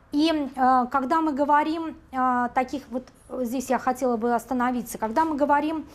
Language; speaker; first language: Russian; native; Russian